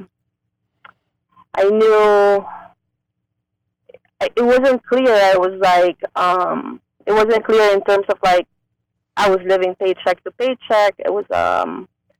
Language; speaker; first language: English; non-native, local second language; Filipino